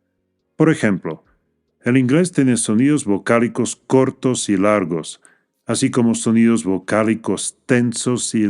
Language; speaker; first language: Spanish; non-native, fluent; English